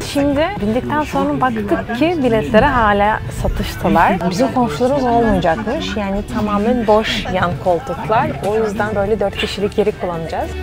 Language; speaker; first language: Turkish; non-native, fluent; Russian